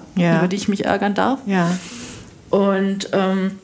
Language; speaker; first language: German; native; German